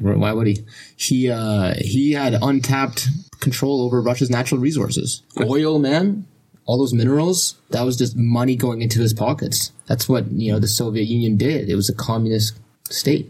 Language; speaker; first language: English; non-native, fluent; Russian